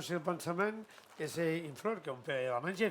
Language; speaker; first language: French; non-native, learner; Catalan